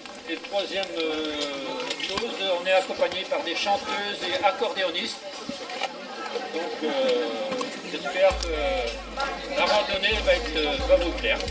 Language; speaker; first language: French; native; French